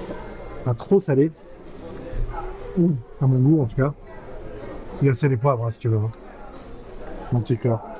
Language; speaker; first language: French; native; French